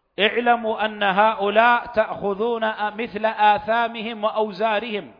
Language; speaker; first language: Arabic; native; Arabic